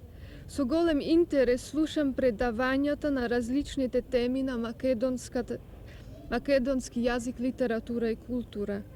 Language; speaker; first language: Macedonian; non-native, learner; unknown